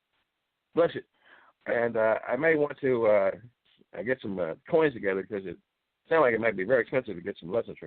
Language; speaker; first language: English; native; English